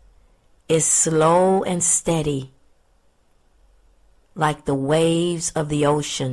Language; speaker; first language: English; native; English